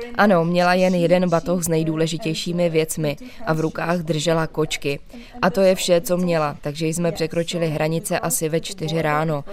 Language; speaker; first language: Czech; non-native, fluent; Ukrainian